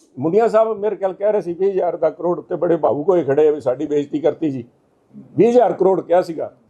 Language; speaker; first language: Punjabi; native; Punjabi